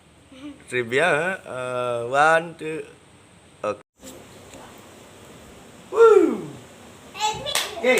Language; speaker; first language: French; non-native, learner; Indonesian